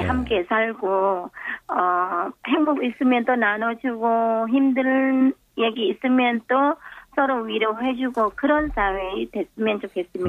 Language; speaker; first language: Korean; non-native, fluent; Thai